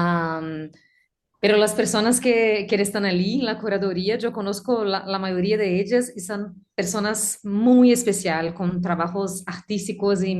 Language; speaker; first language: Spanish; non-native, learner; Portuguese